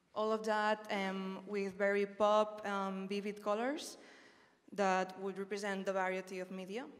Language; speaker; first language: English; non-native, fluent; Spanish